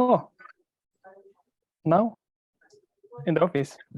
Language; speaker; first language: English; non-native, learner; Indonesian